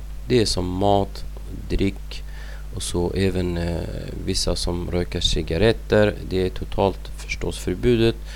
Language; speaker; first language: Swedish; non-native, fluent; Arabic